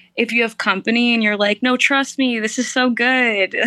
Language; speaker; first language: English; early bilingual, other home language; Romanian